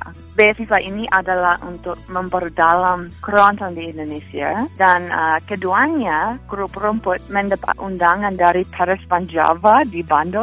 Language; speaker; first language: Indonesian; non-native, fluent; English